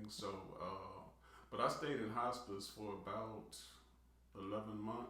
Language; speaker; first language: English; native; English